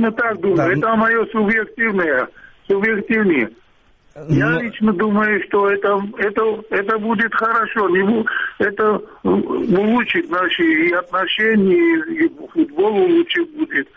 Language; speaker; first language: Russian; non-native, fluent; Georgian